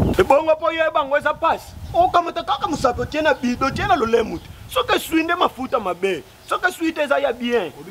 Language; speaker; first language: Lingala; non-native, local second language; Kongo